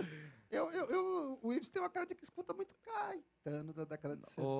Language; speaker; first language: Portuguese; native; Portuguese